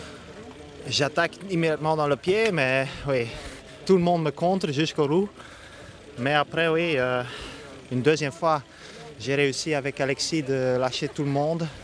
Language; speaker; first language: French; non-native, fluent; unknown